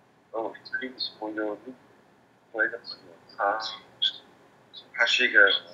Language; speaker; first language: Chinese; non-native, learner; English